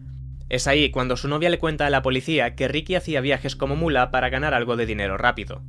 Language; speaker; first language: Spanish; native; Spanish